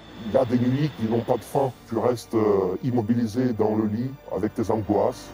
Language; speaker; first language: French; non-native, fluent; Russian